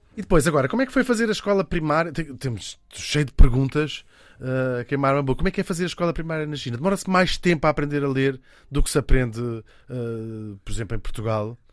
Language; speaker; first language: Portuguese; native; Portuguese